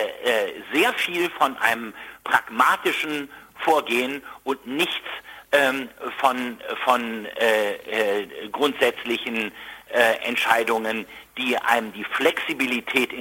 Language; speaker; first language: German; native; German